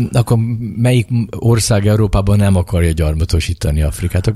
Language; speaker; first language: Hungarian; native; Hungarian